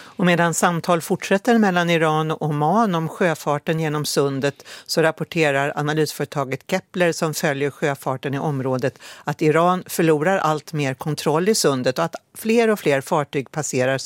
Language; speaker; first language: Swedish; native; Swedish